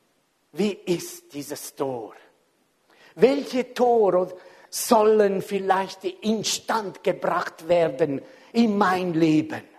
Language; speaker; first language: German; non-native, fluent; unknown